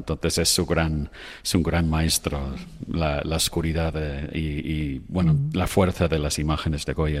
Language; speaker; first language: Spanish; non-native, fluent; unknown